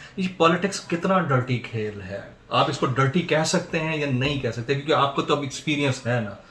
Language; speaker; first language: Urdu; native; Urdu